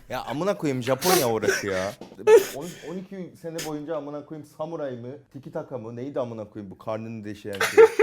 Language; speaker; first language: Turkish; non-native, fluent; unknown